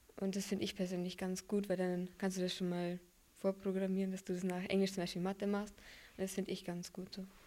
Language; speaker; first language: German; native; German